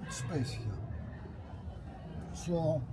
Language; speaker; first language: English; non-native, learner; Greek